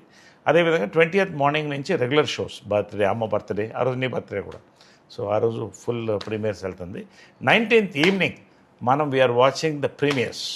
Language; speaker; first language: Telugu; native; Telugu